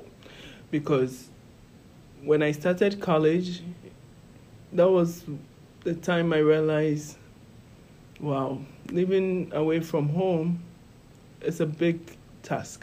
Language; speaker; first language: English; non-native, local second language; Ewe